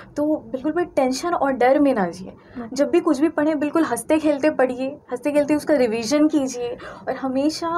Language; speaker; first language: Hindi; native; Hindi